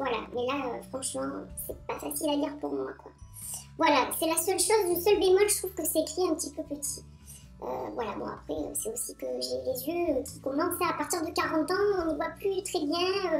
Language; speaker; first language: French; native; French